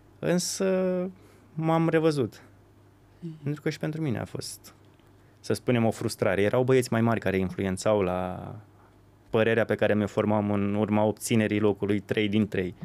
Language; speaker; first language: Romanian; native; Romanian